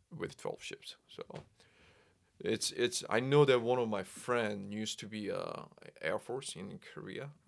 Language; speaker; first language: English; non-native, fluent; Korean